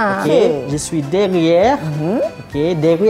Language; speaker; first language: French; non-native, fluent; Malay